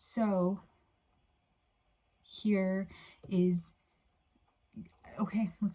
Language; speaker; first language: English; native; English